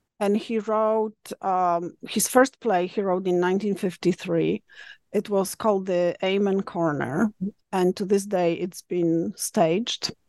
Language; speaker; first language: English; non-native, fluent; Polish